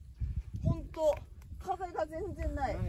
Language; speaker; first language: Japanese; native; Japanese